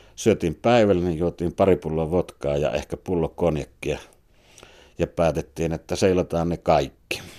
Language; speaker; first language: Finnish; native; Finnish